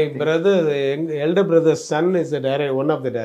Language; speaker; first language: Telugu; non-native, learner; Tamil